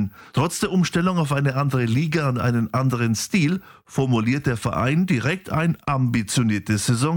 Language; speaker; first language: German; native; German